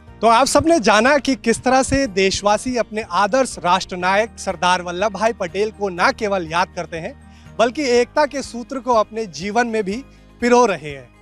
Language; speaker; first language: Hindi; native; Hindi